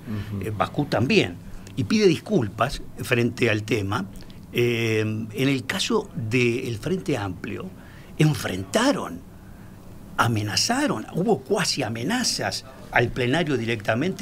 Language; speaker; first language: Spanish; native; Spanish